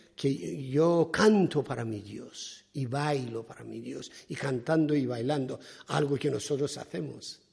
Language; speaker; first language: Spanish; non-native, fluent; Persian